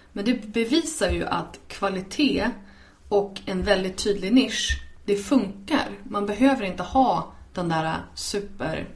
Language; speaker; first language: Swedish; native; Swedish